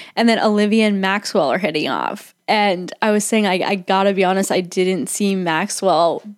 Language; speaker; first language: English; native; English